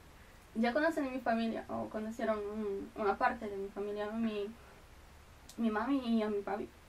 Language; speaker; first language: Spanish; non-native, fluent; Polish